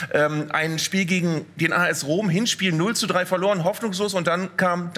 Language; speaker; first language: German; native; German